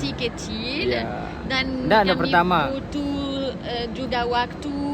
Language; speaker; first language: Indonesian; non-native, learner; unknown